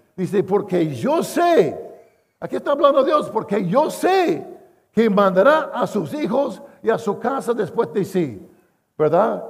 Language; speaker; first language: Spanish; non-native, fluent; English